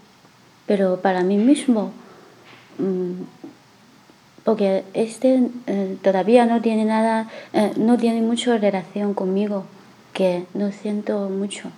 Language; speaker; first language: Spanish; non-native, learner; Chinese